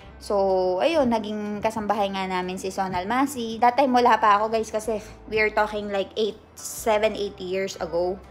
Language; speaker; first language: Filipino; native; Filipino